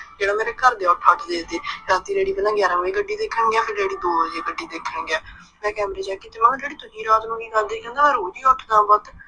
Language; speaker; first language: Punjabi; native; Punjabi